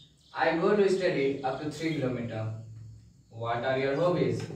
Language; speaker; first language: English; non-native, learner; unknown